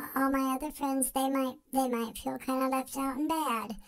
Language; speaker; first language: English; native; English